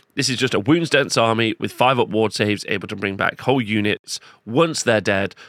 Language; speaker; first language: English; native; English